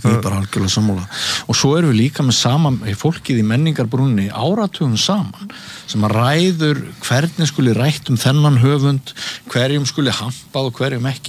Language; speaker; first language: Icelandic; native; Icelandic